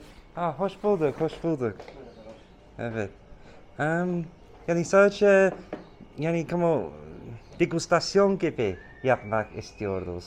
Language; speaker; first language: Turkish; non-native, learner; English